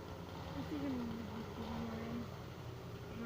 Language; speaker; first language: French; native; French